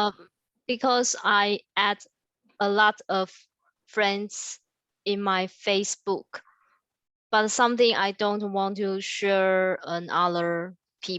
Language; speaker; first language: English; non-native, learner; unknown